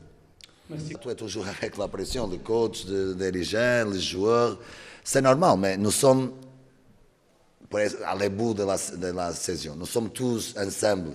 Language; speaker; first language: French; non-native, learner; Portuguese